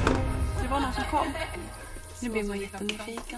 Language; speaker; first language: Swedish; non-native, learner; Spanish